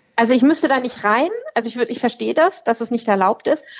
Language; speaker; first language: German; native; German